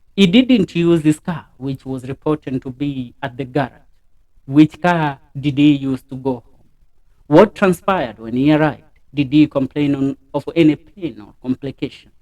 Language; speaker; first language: English; non-native, local second language; Swahili